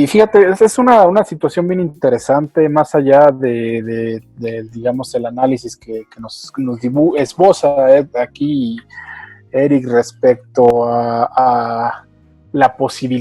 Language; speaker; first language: Spanish; native; Spanish